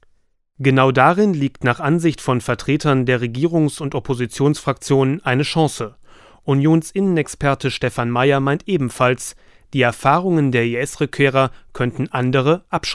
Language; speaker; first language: German; native; German